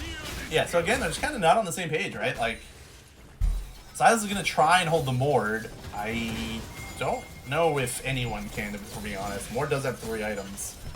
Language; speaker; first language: English; native; English